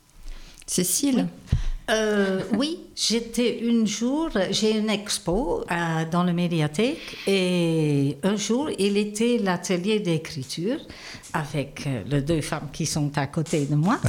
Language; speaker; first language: French; non-native, fluent; Dutch